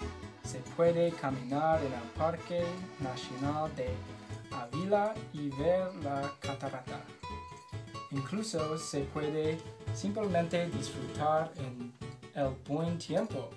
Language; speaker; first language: Spanish; non-native, learner; English